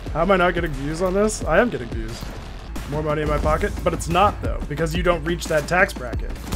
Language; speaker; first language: English; native; English